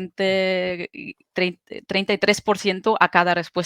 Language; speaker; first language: Spanish; non-native, fluent; German